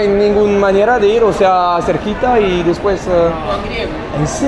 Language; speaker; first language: Spanish; non-native, learner; French